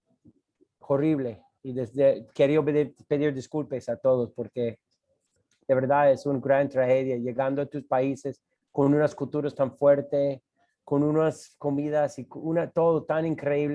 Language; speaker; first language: Spanish; non-native, fluent; English